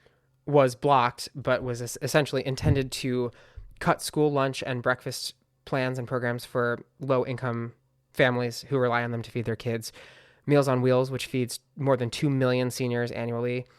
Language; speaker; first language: English; native; English